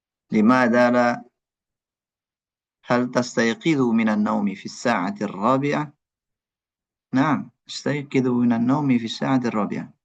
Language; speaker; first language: Arabic; non-native, fluent; Indonesian